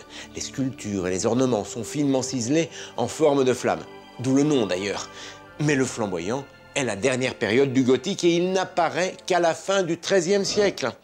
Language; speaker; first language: French; native; French